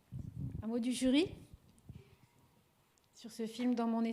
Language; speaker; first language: French; native; French